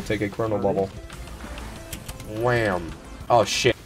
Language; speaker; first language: English; native; English